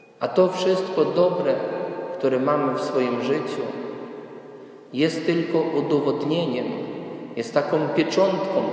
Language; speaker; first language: Polish; non-native, fluent; Ukrainian